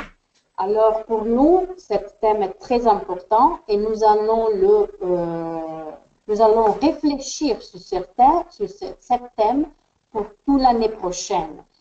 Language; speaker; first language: French; non-native, fluent; Spanish